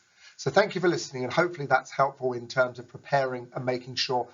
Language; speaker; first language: English; native; English